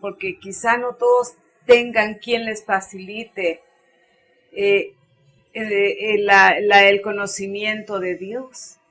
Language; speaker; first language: Spanish; native; Spanish